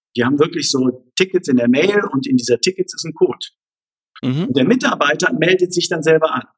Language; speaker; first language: German; native; German